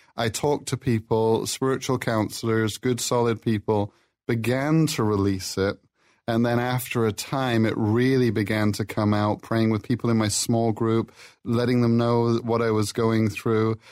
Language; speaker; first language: English; native; English